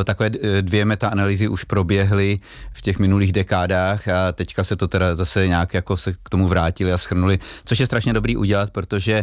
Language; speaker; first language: Czech; native; Czech